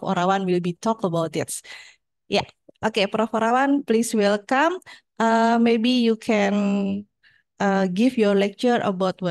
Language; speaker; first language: English; non-native, fluent; Indonesian